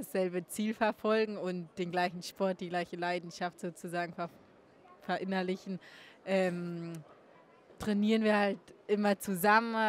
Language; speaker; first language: German; native; German